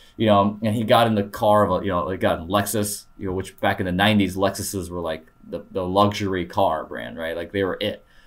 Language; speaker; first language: English; early bilingual, other home language; Korean